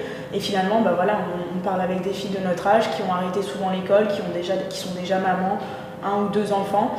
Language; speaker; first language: French; native; French